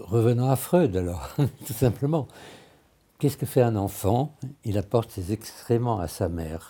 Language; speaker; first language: French; early bilingual, other home language; Russian